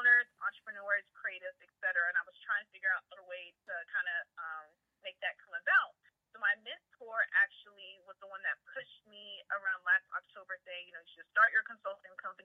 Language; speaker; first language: English; native; English